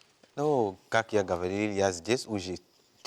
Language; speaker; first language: Russian; non-native, learner; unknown